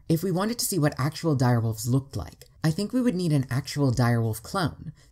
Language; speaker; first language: English; native; English